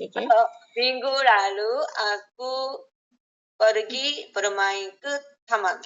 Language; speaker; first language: Indonesian; non-native, learner; Korean